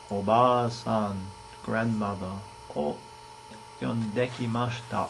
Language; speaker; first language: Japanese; non-native, learner; English